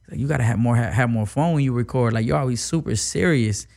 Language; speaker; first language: English; native; English